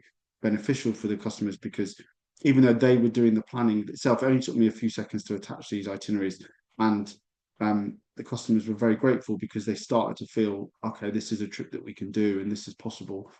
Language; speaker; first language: English; native; English